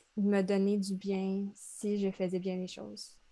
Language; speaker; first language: French; native; French